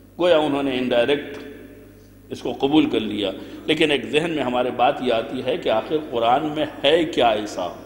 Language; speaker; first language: Urdu; native; Urdu